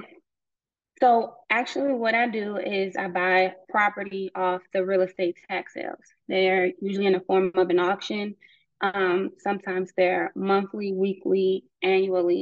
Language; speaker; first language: English; native; English